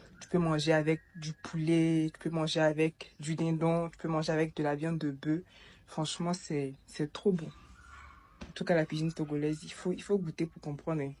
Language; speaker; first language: French; native; French